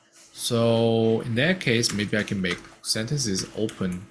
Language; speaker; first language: English; non-native, fluent; Korean